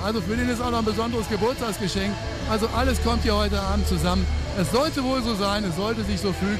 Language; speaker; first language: German; native; German